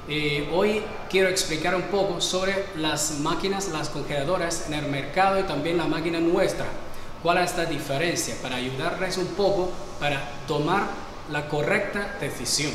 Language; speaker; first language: Spanish; non-native, fluent; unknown